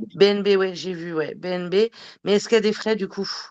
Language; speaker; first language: French; native; French